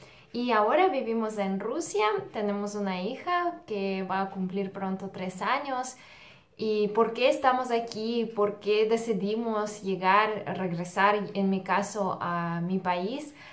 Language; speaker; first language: Spanish; non-native, fluent; Russian